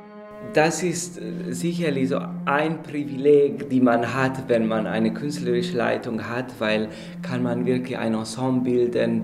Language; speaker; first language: German; non-native, fluent; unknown